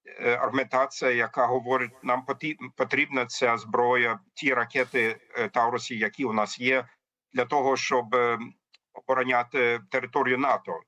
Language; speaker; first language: Ukrainian; non-native, fluent; German